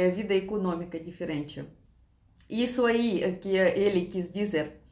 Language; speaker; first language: Portuguese; non-native, learner; Russian